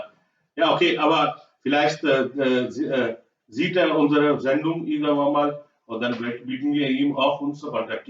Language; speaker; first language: German; non-native, learner; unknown